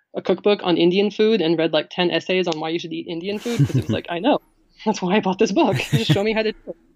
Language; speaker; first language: English; native; English